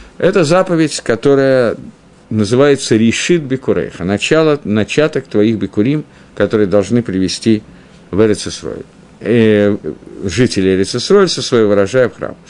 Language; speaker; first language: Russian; early bilingual, heritage; Russian